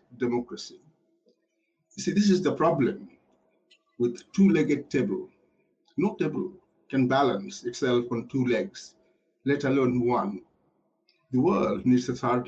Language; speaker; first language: English; non-native, local second language; Bangla